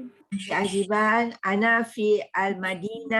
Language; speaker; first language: Arabic; non-native, learner; Malay